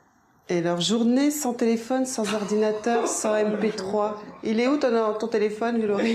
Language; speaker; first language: French; native; French